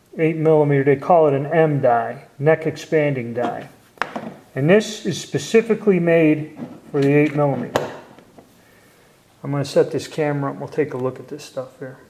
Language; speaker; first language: English; native; English